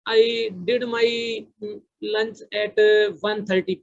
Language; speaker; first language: English; non-native, learner; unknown